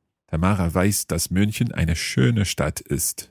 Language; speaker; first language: German; non-native, learner; English